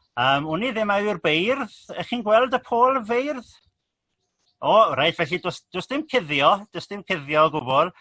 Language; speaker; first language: Welsh; native; Welsh